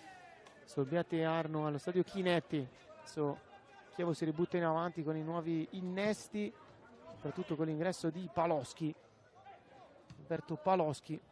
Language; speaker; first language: Italian; native; Italian